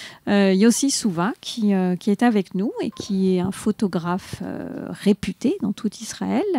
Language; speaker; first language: French; native; French